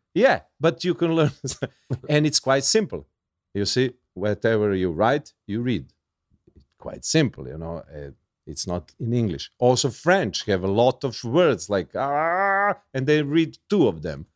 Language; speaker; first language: English; non-native, learner; Serbian